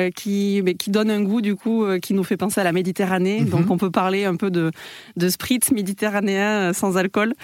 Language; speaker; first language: French; native; French